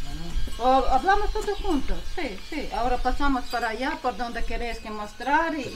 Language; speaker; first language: Spanish; non-native, learner; Latvian